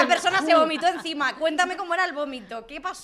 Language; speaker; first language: Spanish; native; Spanish